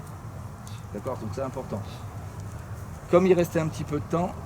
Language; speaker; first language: French; native; French